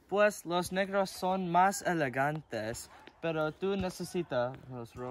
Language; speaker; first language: Spanish; non-native, learner; English